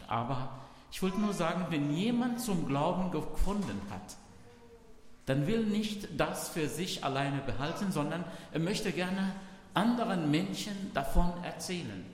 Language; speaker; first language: German; non-native, fluent; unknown